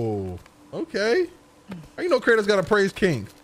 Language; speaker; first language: English; native; English